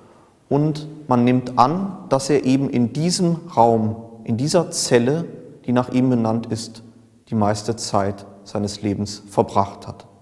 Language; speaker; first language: German; native; German